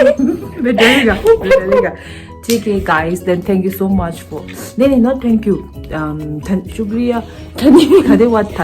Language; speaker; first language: Hindi; non-native, local second language; Tibetan